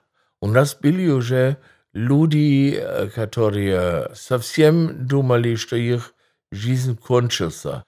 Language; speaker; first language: Russian; non-native, fluent; German